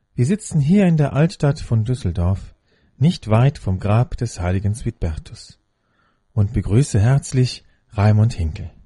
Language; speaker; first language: German; native; German